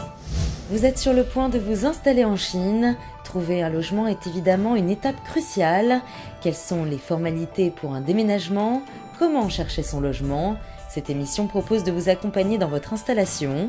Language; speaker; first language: French; native; French